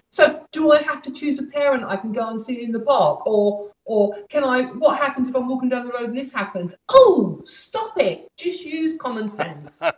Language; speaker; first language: English; native; English